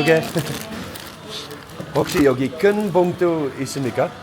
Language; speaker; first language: Korean; non-native, learner; Dutch